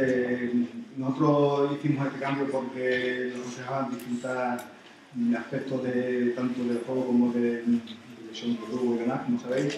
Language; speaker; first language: Spanish; native; Spanish